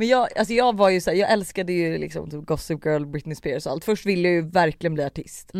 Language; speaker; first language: Swedish; native; Swedish